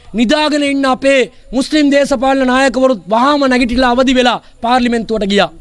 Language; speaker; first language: Sinhala; non-native, local second language; Tamil